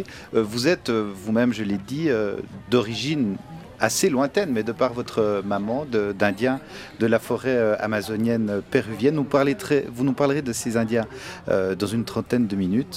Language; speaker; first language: French; native; French